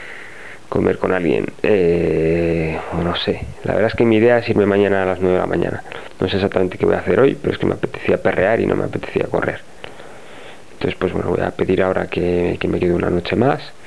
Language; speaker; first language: Spanish; native; Spanish